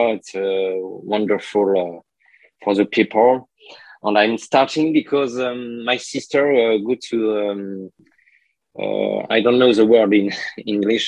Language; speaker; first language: English; non-native, learner; French